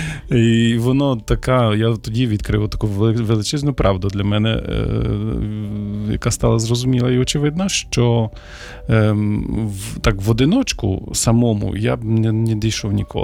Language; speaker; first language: Ukrainian; native; Ukrainian